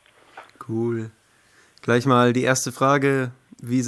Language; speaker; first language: German; native; German